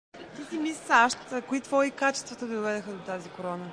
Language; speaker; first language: Bulgarian; native; Bulgarian